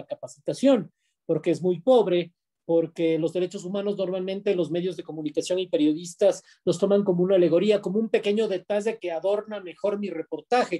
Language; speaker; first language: Spanish; native; Spanish